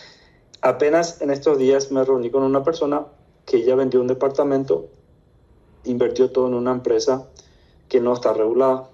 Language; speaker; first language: Spanish; native; Spanish